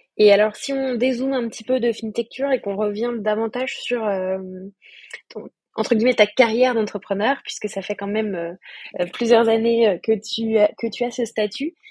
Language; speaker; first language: French; native; French